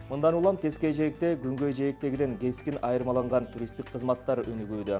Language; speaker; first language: Kyrgyz; native; Kyrgyz